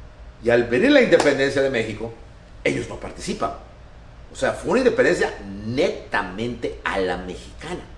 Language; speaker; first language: Spanish; native; Spanish